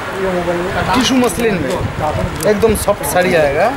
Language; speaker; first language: Hindi; non-native, local second language; Bangla